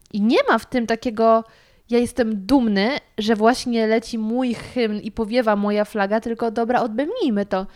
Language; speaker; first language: Polish; native; Polish